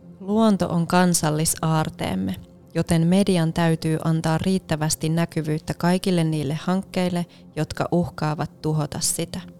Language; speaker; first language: Finnish; native; Finnish